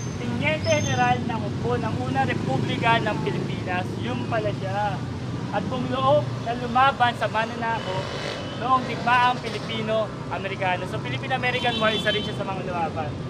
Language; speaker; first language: Filipino; native; Filipino